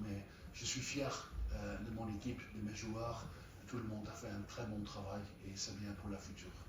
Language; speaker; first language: French; non-native, fluent; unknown